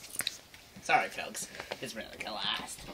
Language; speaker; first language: English; native; English